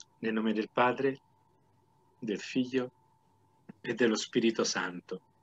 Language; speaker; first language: Italian; native; Italian